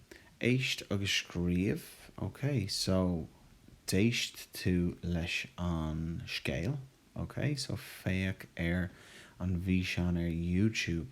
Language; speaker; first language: Irish; non-native, local second language; English